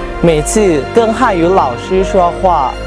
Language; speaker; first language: Chinese; non-native, learner; Thai